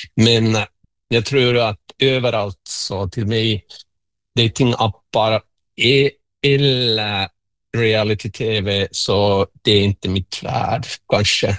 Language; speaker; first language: Swedish; non-native, local second language; Finnish